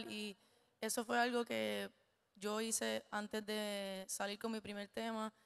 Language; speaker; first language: Spanish; native; Spanish